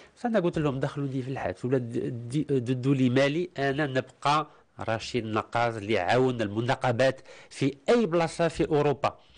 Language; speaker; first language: Arabic; early bilingual, heritage; Arabic